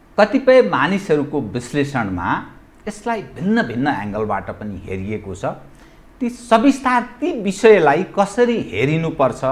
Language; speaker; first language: Nepali; native; Nepali